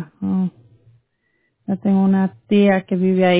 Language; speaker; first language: Spanish; early bilingual, heritage; Spanish